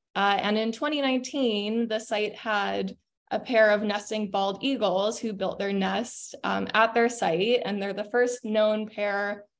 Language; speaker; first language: English; native; English